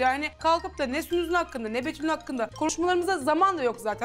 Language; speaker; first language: Turkish; native; Turkish